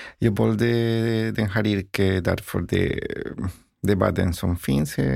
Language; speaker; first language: Swedish; non-native, learner; Spanish